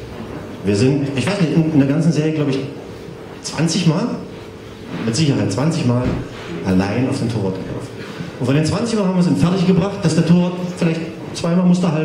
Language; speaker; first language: German; native; German